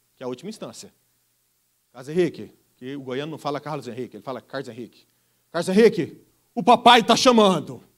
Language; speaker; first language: Portuguese; native; Portuguese